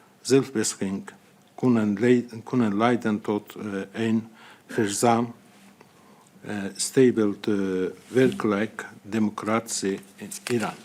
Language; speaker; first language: Dutch; non-native, fluent; Azerbaijani